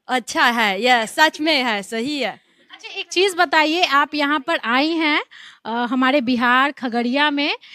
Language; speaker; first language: Hindi; native; Hindi